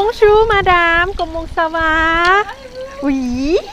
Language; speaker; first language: French; non-native, learner; Thai